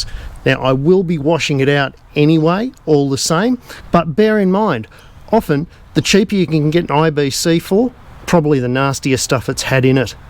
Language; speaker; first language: English; native; English